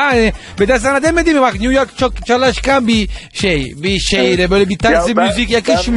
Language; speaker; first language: Turkish; non-native, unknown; Italian